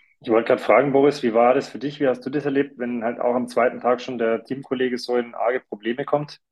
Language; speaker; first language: German; native; German